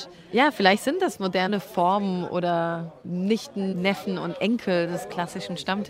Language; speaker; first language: German; native; German